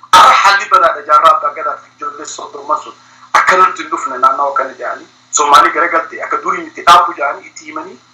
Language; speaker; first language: Oromo; early bilingual, heritage; Somali